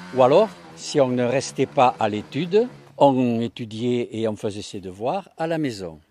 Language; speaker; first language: French; native; French